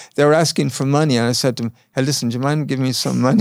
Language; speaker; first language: English; native; English